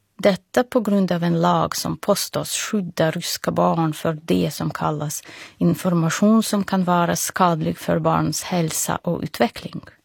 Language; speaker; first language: Swedish; non-native, fluent; Russian